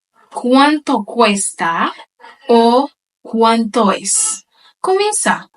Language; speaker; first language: Spanish; non-native, fluent; Haitian Creole